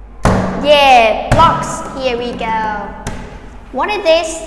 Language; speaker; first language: English; non-native, fluent; Vietnamese